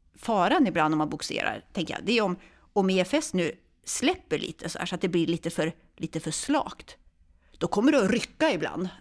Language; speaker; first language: Swedish; native; Swedish